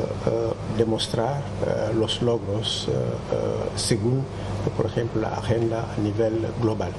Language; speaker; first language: Spanish; non-native, fluent; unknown